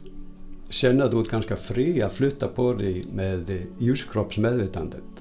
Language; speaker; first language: Swedish; non-native, fluent; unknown